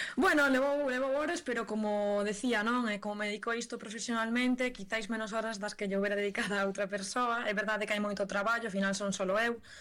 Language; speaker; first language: Galician; native; Galician